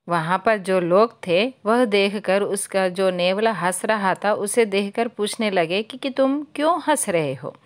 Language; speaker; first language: Hindi; non-native, local second language; Telugu